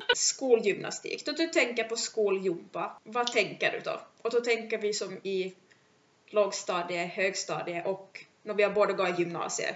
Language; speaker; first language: Swedish; native; Swedish